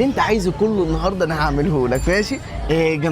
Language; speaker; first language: Arabic; native; Arabic